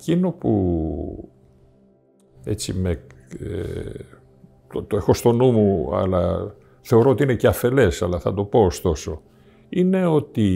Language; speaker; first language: Greek; native; Greek